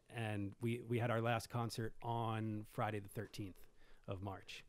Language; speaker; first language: English; native; English